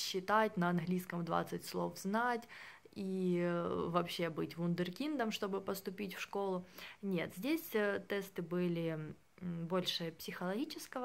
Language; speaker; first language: Russian; native; Russian